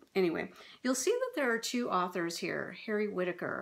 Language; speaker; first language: English; native; English